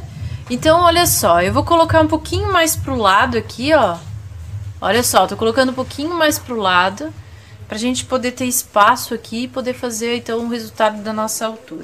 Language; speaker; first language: Portuguese; native; Portuguese